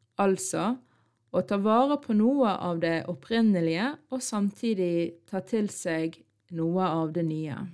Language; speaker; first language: Norwegian; early bilingual, other home language; Arabic